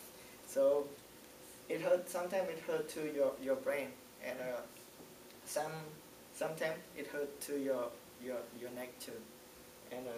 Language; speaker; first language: English; non-native, learner; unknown